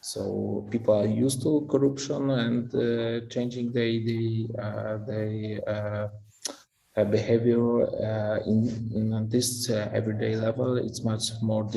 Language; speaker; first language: English; non-native, fluent; Polish